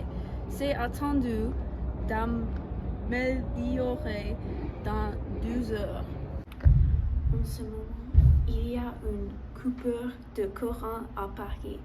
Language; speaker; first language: French; non-native, learner; English